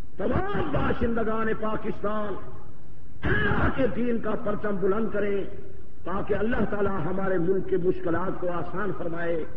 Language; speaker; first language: Urdu; non-native, local second language; Saraiki